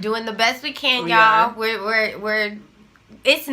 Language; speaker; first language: English; native; English